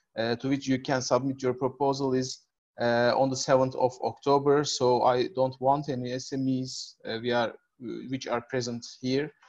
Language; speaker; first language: English; non-native, fluent; Turkish